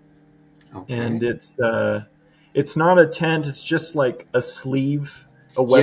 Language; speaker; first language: English; native; English